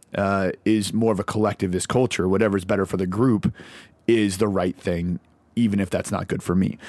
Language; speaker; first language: English; native; English